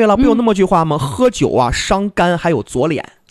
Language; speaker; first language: Chinese; native; Chinese